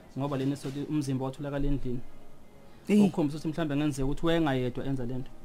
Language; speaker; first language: Zulu; native; Zulu